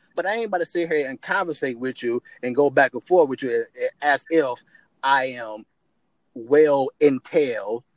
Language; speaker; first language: English; native; English